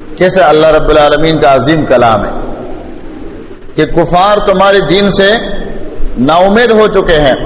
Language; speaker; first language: Urdu; non-native, local second language; Pashto